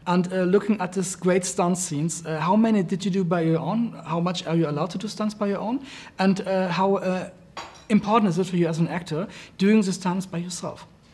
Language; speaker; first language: English; non-native, fluent; German